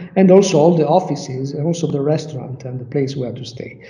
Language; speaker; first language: English; non-native, learner; Italian